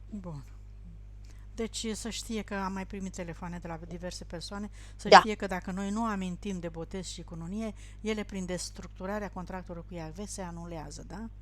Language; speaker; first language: Romanian; native; Romanian